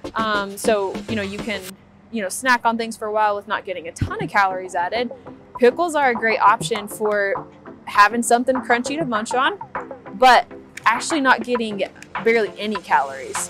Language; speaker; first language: English; native; English